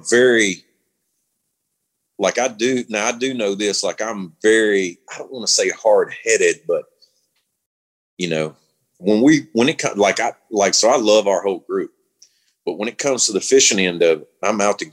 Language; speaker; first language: English; native; English